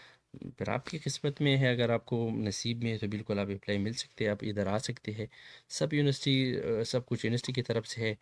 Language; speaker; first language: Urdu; non-native, local second language; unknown